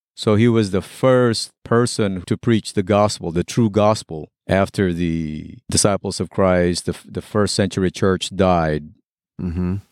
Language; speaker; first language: English; non-native, local second language; Pampanga